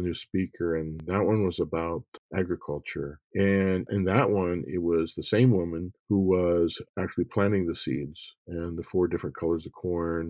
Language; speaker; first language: English; native; English